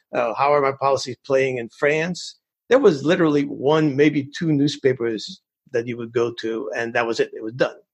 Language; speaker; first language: English; early bilingual, other home language; Spanish